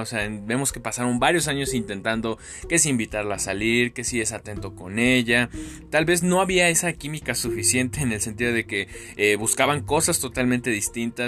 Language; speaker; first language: Spanish; native; Spanish